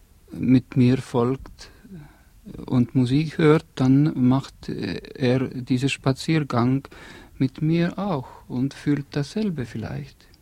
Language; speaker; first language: German; non-native, fluent; Estonian